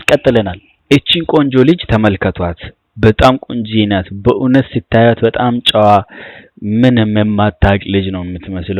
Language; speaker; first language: Amharic; non-native, local second language; Oromo